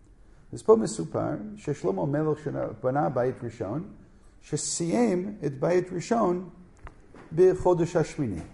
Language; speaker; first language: Hebrew; non-native, fluent; English